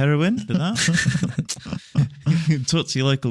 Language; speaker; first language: English; native; English